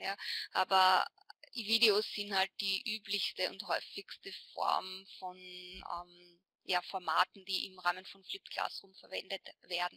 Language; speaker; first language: German; native; German